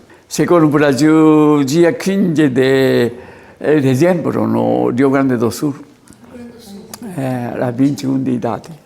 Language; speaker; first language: Portuguese; non-native, learner; Japanese